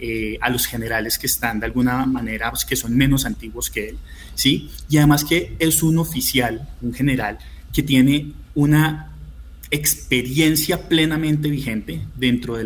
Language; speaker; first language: Spanish; native; Spanish